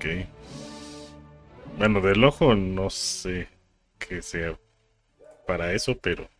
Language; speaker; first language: Spanish; native; Spanish